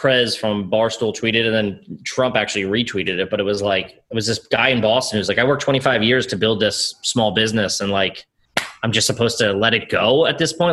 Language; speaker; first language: English; native; English